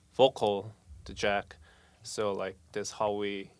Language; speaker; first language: English; non-native, fluent; Korean